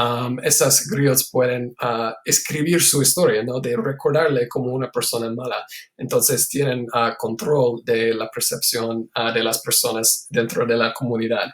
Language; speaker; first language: Spanish; non-native, fluent; English